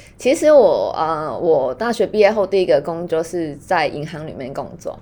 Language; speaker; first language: Chinese; non-native, fluent; Cantonese